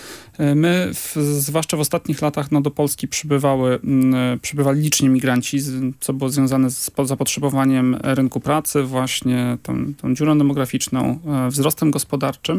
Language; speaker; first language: Polish; native; Polish